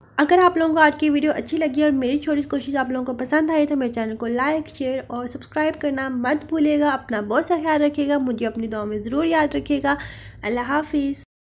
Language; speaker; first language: Urdu; native; Urdu